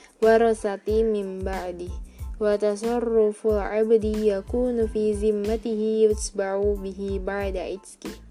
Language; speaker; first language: Arabic; non-native, fluent; Indonesian